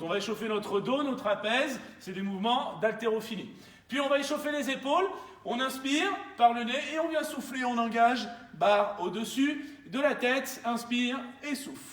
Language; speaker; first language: French; native; French